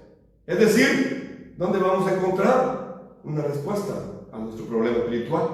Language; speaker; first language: Spanish; native; Spanish